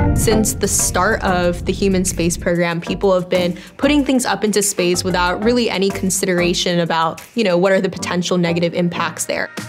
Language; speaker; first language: English; native; English